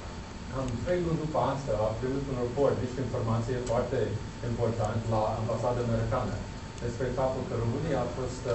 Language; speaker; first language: Romanian; non-native, learner; English